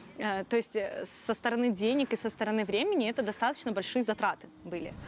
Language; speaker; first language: Russian; non-native, local second language; Crimean Tatar